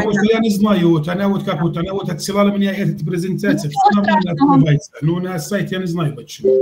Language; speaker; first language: Russian; non-native, fluent; Arabic